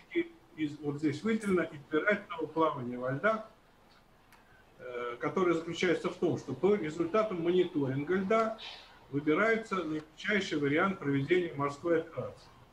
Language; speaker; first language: Russian; native; Russian